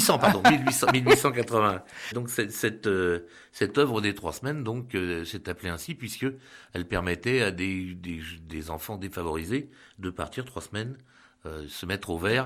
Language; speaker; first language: French; native; French